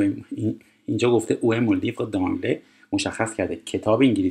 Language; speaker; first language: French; non-native, fluent; Persian